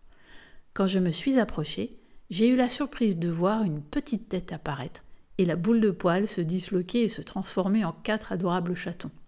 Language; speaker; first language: French; native; French